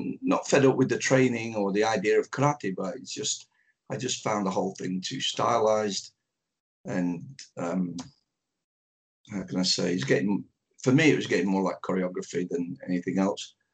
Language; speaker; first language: English; native; English